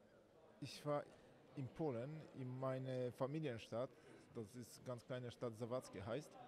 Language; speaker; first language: German; non-native, fluent; Polish